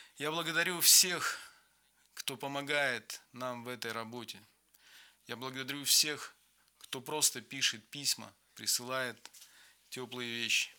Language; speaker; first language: Russian; native; Russian